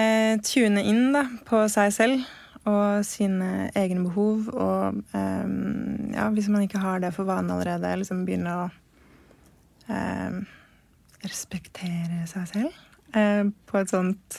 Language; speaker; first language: Norwegian; native; Norwegian